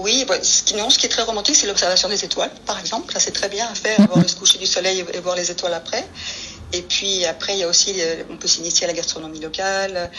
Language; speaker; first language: French; early bilingual, other home language; Spanish